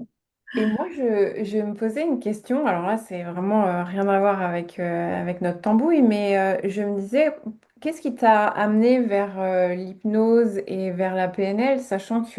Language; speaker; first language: French; native; French